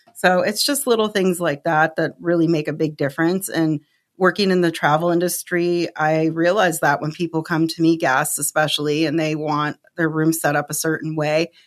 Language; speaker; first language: English; native; English